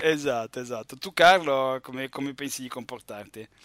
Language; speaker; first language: Italian; native; Italian